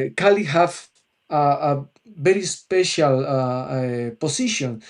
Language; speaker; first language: English; non-native, local second language; Spanish